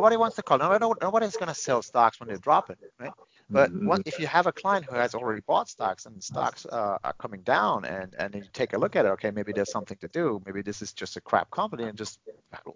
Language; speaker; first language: English; non-native, fluent; Finnish